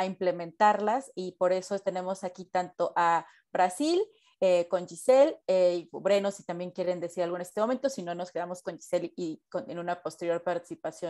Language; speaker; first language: Spanish; native; Spanish